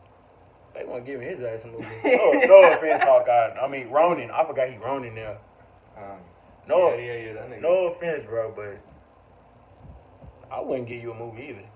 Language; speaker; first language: English; native; English